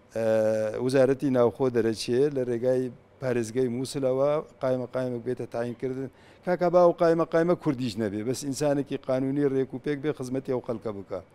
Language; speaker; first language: Central Kurdish; non-native, local second language; Kurdish